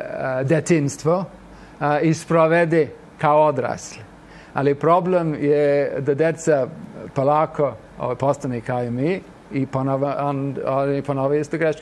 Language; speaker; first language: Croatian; non-native, fluent; English